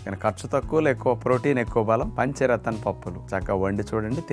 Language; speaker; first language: Telugu; native; Telugu